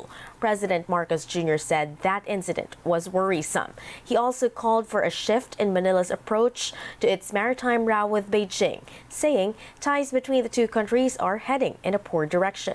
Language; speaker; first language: English; non-native, local second language; Filipino